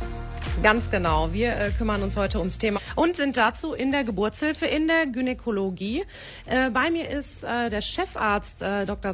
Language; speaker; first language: German; native; German